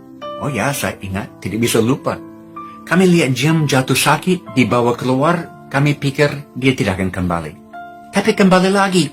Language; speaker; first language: Indonesian; non-native, fluent; English